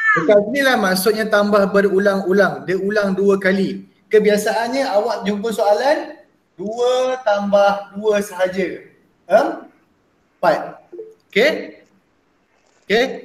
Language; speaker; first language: Malay; native; Malay